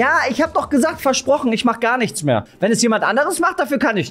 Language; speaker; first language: German; native; German